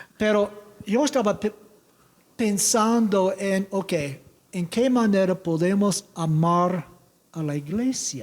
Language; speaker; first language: Spanish; non-native, learner; English